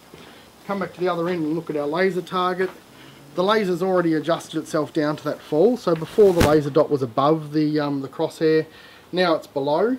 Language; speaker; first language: English; native; English